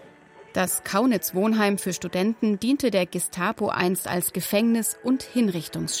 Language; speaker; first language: German; native; German